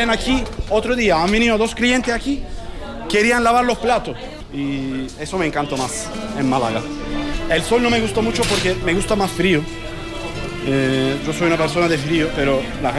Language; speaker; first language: Spanish; non-native, learner; Turkish